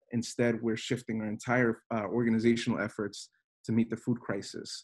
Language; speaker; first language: English; native; English